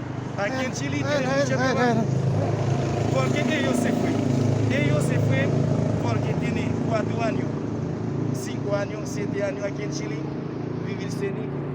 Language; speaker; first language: Spanish; non-native, learner; Haitian Creole